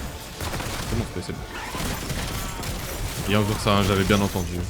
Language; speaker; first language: French; native; French